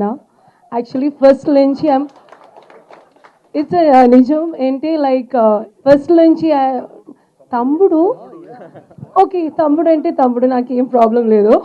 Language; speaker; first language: Telugu; non-native, fluent; Malayalam